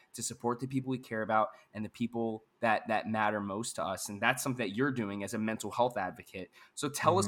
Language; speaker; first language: English; native; English